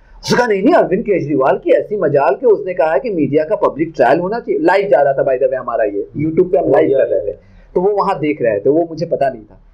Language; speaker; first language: Hindi; native; Hindi